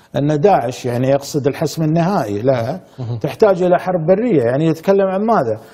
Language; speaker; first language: Arabic; native; Arabic